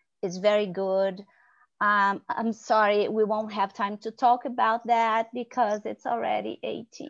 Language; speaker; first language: English; non-native, fluent; Portuguese